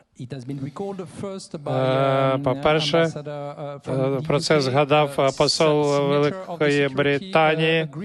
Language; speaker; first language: Ukrainian; non-native, fluent; French